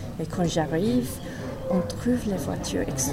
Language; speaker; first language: French; non-native, learner; English